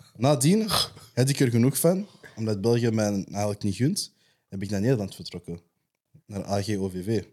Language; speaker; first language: Dutch; native; Dutch